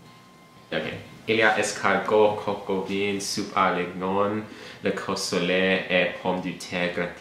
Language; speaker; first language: French; non-native, learner; English